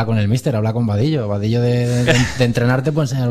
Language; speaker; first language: Spanish; native; Spanish